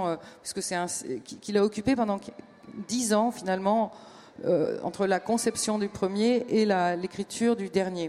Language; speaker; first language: French; native; French